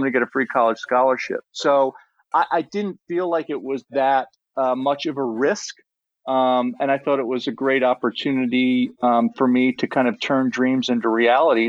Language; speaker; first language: English; native; English